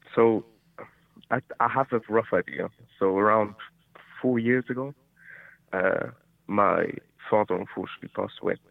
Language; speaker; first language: English; early bilingual, other home language; Portuguese